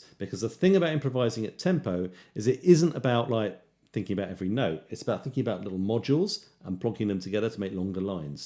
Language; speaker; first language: English; native; English